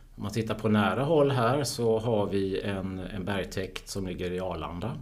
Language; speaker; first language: Swedish; native; Swedish